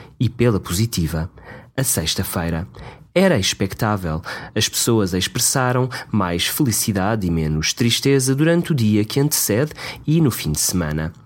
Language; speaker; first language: Portuguese; native; Portuguese